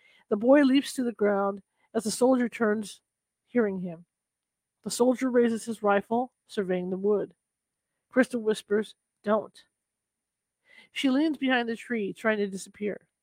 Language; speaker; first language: English; native; English